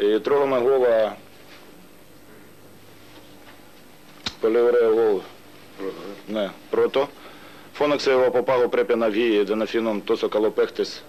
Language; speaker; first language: Greek; non-native, learner; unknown